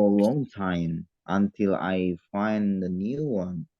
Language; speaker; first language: English; non-native, learner; Indonesian